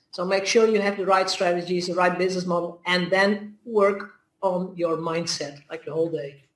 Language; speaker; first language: English; non-native, fluent; Dutch